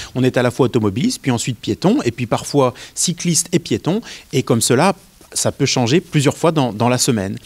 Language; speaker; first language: French; native; French